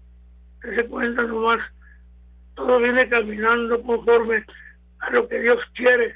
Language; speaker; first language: Spanish; native; Spanish